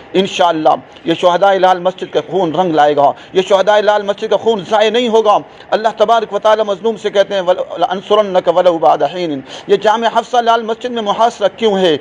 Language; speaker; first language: Urdu; non-native, local second language; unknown